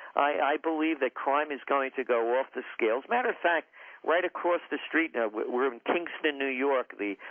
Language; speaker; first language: English; native; English